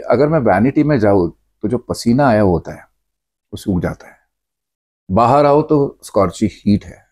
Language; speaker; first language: Hindi; non-native, local second language; Marathi